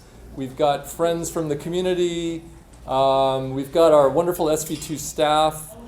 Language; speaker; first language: English; native; English